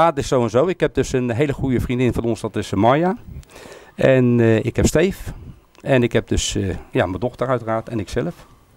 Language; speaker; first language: Dutch; native; Dutch